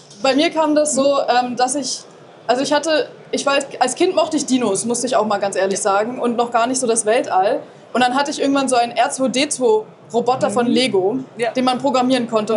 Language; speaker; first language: German; native; German